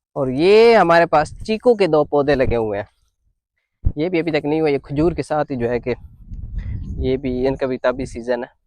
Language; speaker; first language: Urdu; non-native, local second language; Punjabi